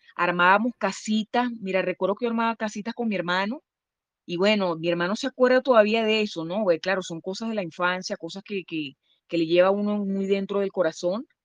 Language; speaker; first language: Spanish; native; Spanish